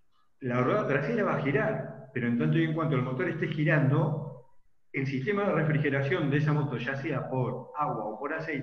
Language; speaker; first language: Spanish; native; Spanish